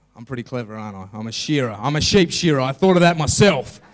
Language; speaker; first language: English; native; English